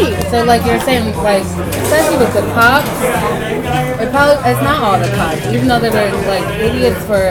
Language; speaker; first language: English; native; English